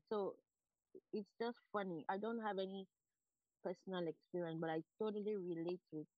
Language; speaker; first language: English; non-native, local second language; Igbo